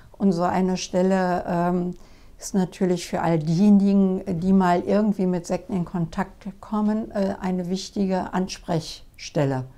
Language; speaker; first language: German; native; German